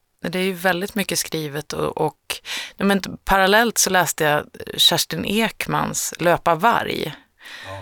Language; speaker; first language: Swedish; native; Swedish